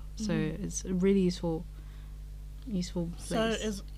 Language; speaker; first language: English; non-native, local second language; Yoruba